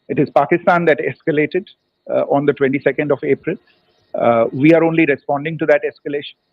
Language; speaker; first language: English; non-native, local second language; Hindi